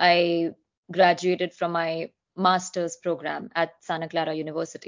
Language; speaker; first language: English; non-native, local second language; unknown